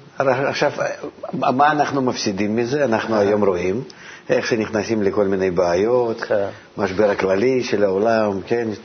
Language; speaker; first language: Hebrew; non-native, fluent; Russian